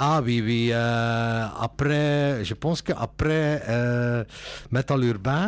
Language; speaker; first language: French; non-native, local second language; Dutch